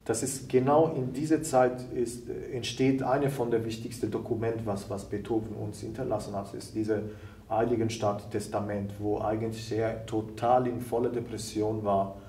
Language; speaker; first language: German; non-native, fluent; Italian